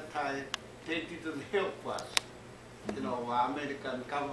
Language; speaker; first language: English; non-native, learner; Korean